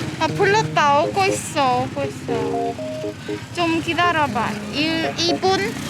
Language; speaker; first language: Korean; non-native, fluent; Khmer